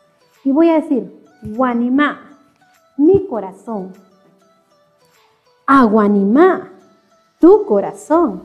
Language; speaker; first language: Spanish; non-native, local second language; Kʼicheʼ